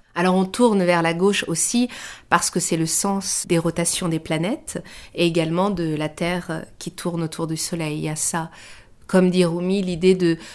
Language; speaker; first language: French; early bilingual, other home language; Persian